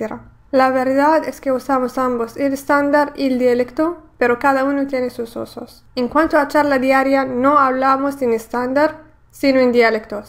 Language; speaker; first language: Spanish; non-native, fluent; Arabic